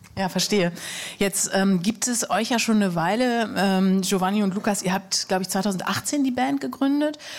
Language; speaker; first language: German; native; German